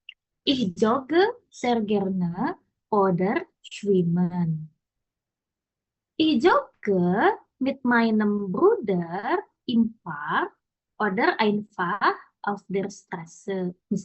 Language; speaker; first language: German; non-native, learner; Indonesian